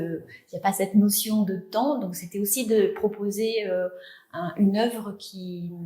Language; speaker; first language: French; native; French